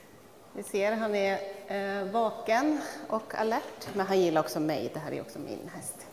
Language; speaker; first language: Swedish; native; Swedish